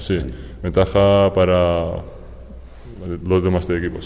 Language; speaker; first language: Spanish; non-native, fluent; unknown